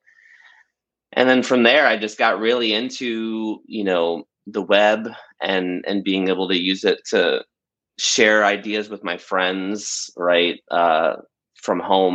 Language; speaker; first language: English; native; English